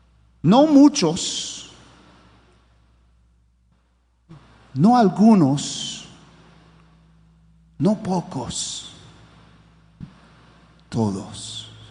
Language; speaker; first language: Spanish; non-native, fluent; English